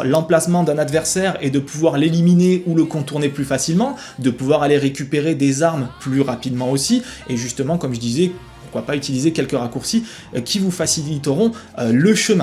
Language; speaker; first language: French; native; French